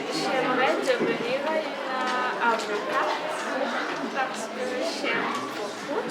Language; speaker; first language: French; non-native, learner; Malagasy